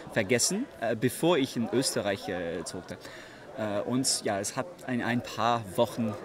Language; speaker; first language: German; non-native, learner; French